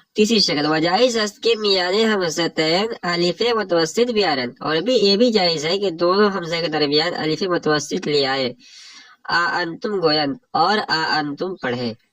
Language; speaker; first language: Urdu; native; Urdu